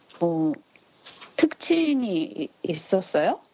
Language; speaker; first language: Korean; non-native, learner; Japanese